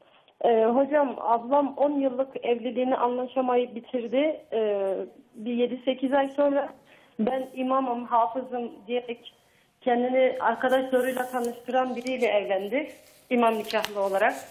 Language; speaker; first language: Turkish; native; Turkish